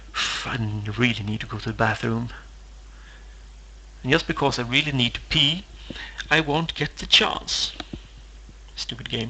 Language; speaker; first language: English; non-native, fluent; Swedish